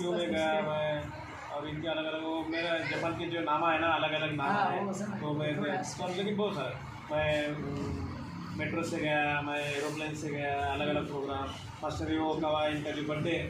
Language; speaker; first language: Hindi; non-native, local second language; Marathi